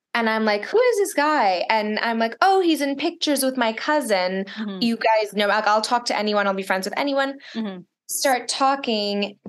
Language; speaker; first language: English; early bilingual, other home language; Russian